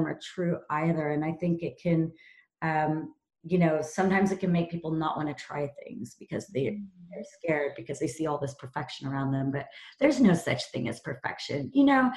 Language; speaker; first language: English; native; English